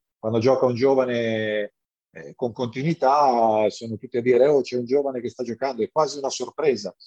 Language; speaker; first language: Italian; native; Italian